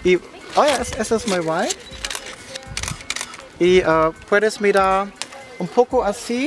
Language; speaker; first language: Spanish; non-native, learner; German